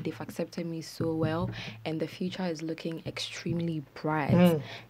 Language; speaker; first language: English; non-native, local second language; Akan